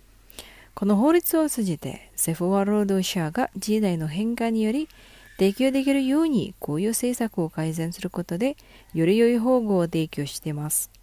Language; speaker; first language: Japanese; non-native, fluent; Indonesian